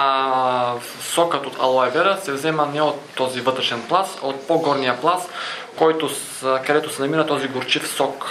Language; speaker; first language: Bulgarian; native; Bulgarian